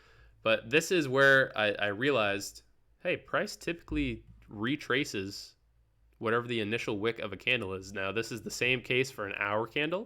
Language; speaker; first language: English; native; English